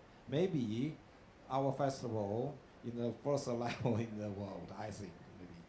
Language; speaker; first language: English; non-native, learner; Chinese